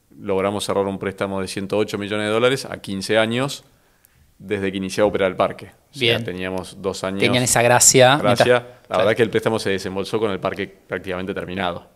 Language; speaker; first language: Spanish; native; Spanish